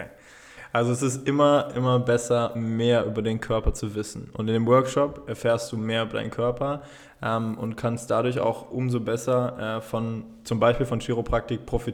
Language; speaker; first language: German; native; German